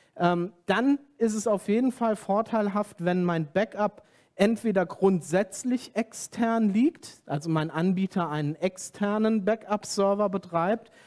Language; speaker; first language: German; native; German